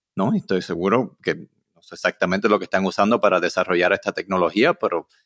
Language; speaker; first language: Spanish; early bilingual, heritage; Spanish